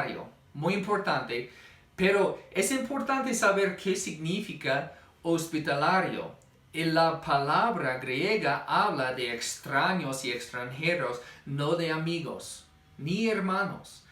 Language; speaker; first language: Spanish; non-native, fluent; English